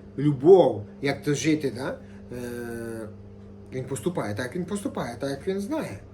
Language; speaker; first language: Ukrainian; native; Ukrainian